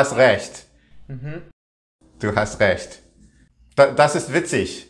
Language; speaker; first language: German; non-native, learner; English